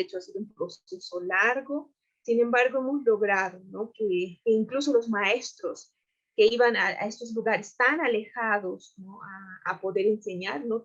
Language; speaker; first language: Spanish; native; Spanish